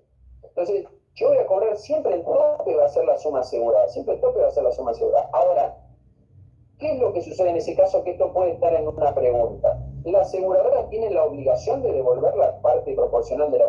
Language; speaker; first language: Spanish; native; Spanish